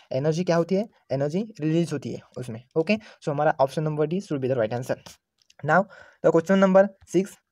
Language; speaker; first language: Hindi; non-native, local second language; Marathi